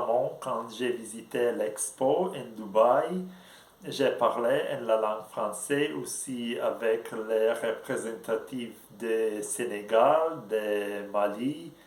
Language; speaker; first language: French; non-native, learner; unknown